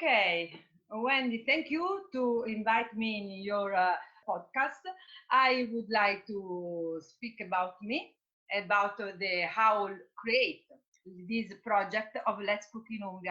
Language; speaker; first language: English; non-native, fluent; Italian